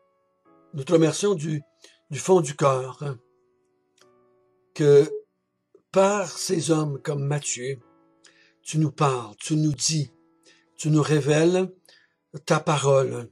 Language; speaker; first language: French; native; French